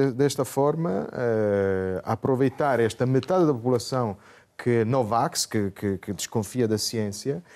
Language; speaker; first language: Portuguese; non-native, fluent; Italian